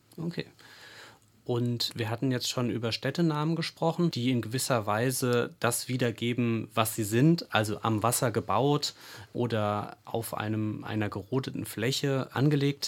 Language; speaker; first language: German; native; German